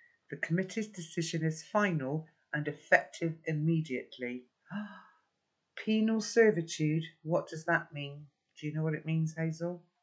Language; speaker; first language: English; native; English